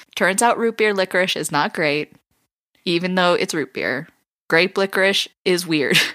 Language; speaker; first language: English; native; English